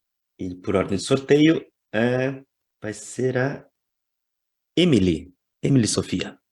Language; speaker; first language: Portuguese; native; Portuguese